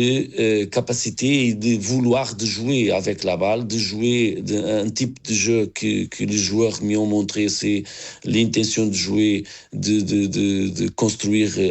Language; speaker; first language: French; non-native, learner; Portuguese